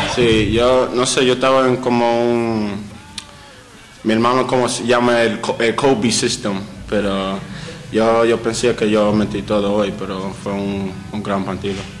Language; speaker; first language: Spanish; non-native, fluent; English